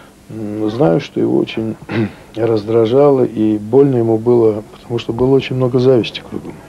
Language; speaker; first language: Russian; native; Russian